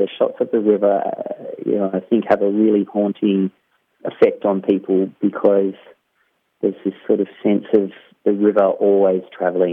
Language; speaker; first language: English; native; English